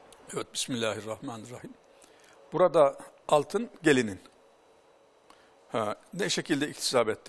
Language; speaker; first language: Turkish; native; Turkish